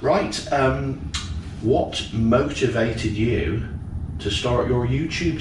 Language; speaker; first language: English; native; English